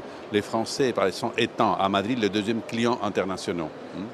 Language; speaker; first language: French; non-native, fluent; Spanish